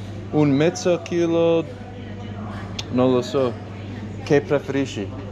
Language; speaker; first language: Italian; non-native, learner; English